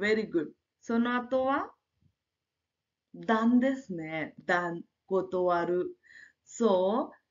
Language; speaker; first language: Japanese; non-native, fluent; Marathi